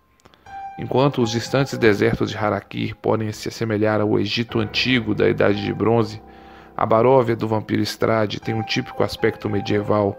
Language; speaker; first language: Portuguese; native; Portuguese